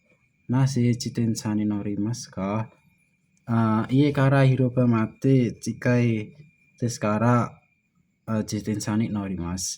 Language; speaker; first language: Japanese; non-native, learner; Indonesian